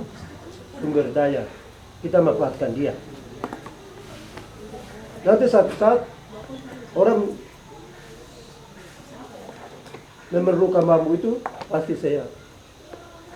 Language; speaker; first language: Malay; non-native, local second language; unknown